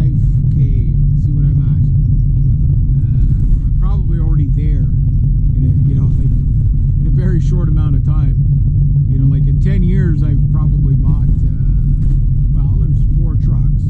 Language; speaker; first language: English; native; English